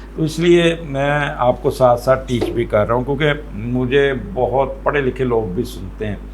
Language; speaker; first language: Urdu; non-native, local second language; Punjabi